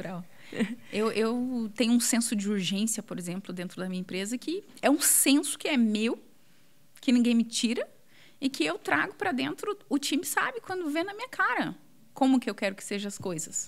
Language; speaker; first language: Portuguese; native; Portuguese